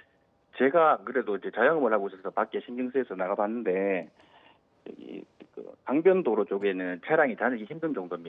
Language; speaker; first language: Korean; native; Korean